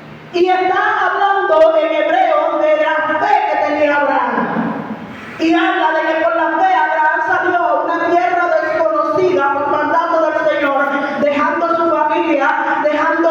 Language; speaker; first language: Spanish; native; Spanish